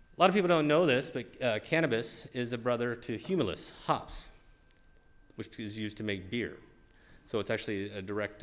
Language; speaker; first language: English; native; English